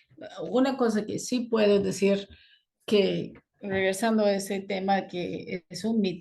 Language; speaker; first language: Spanish; non-native, fluent; English